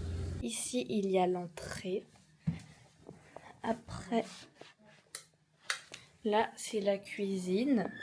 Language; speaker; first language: French; native; French